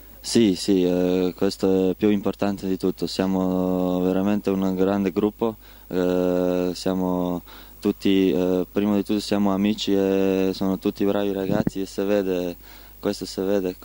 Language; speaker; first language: Italian; non-native, learner; Croatian